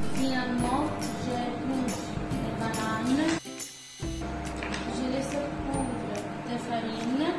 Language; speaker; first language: French; non-native, learner; Italian